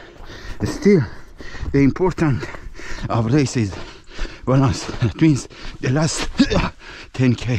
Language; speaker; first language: English; non-native, learner; Persian